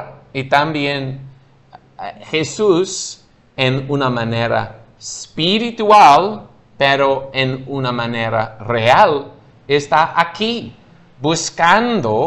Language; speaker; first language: Spanish; non-native, fluent; English